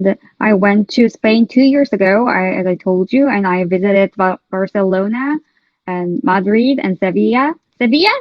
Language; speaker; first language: English; non-native, fluent; Korean